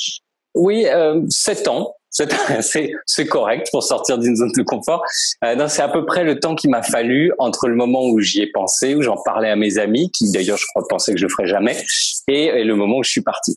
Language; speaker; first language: French; native; French